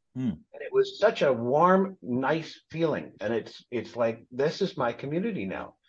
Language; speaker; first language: English; native; English